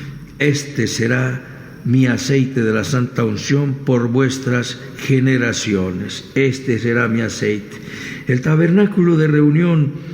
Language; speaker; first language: Spanish; native; Spanish